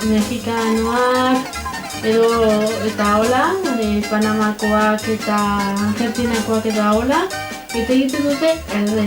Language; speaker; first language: Basque; non-native, local second language; Spanish